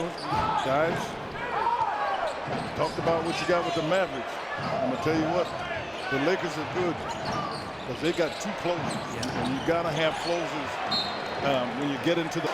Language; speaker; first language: English; native; English